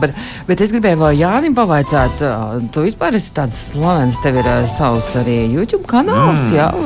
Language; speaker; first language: Latvian; native; Latvian